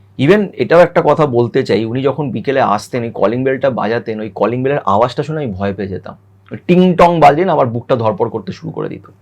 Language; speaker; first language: Bangla; native; Bangla